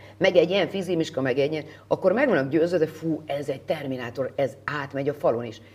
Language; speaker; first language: Hungarian; native; Hungarian